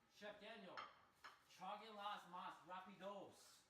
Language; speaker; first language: Spanish; non-native, learner; English